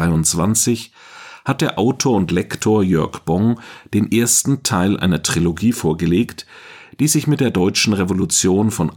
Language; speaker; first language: German; native; German